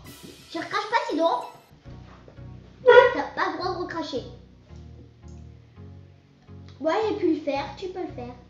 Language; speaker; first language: French; native; French